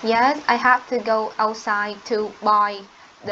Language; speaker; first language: English; non-native, learner; Vietnamese